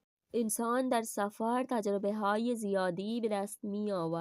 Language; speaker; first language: Persian; non-native, fluent; Urdu